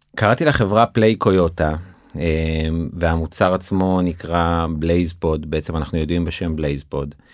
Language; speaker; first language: Hebrew; native; Hebrew